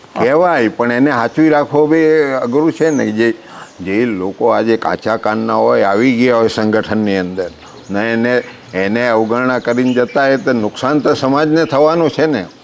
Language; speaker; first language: Gujarati; non-native, local second language; Vasavi